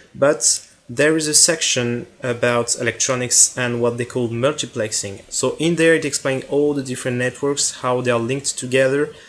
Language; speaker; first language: English; non-native, fluent; French